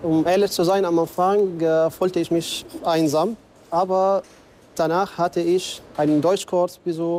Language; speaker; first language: German; non-native, fluent; Arabic